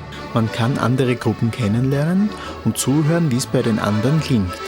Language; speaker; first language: German; native; German